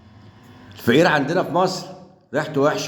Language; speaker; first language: Arabic; native; Arabic